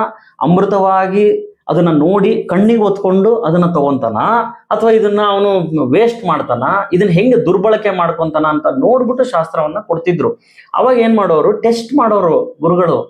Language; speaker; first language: Kannada; native; Kannada